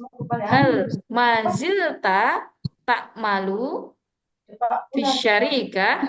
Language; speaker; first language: Arabic; non-native, fluent; Indonesian